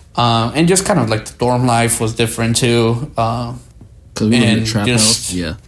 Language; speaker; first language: English; early bilingual, other home language; Spanish